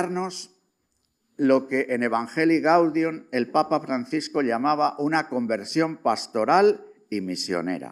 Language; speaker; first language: Spanish; native; Spanish